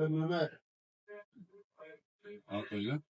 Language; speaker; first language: Turkish; non-native, fluent; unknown